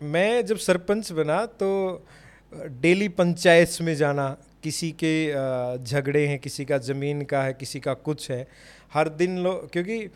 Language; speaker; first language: Hindi; native; Hindi